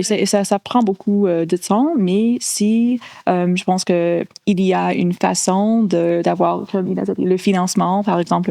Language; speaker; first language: French; non-native, local second language; English